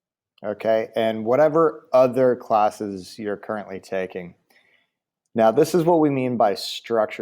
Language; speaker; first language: English; native; English